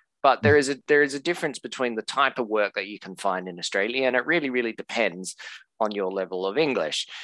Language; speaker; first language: English; native; English